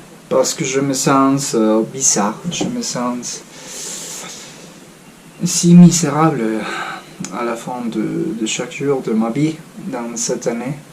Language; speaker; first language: French; non-native, fluent; Spanish